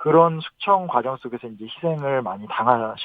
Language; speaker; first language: Korean; native; Korean